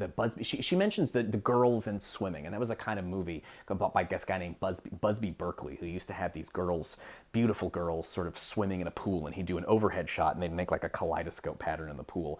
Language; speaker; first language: English; native; English